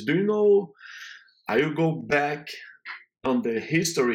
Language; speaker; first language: English; non-native, learner; Portuguese